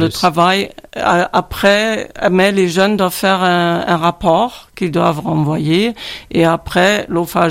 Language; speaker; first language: French; non-native, fluent; German